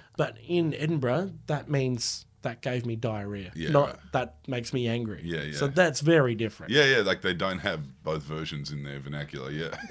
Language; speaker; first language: English; native; English